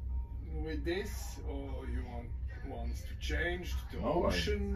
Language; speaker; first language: English; non-native, learner; German